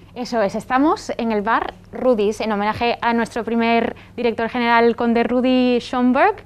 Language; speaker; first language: Spanish; non-native, fluent; French